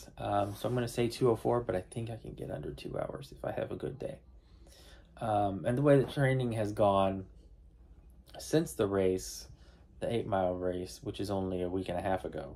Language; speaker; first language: English; native; English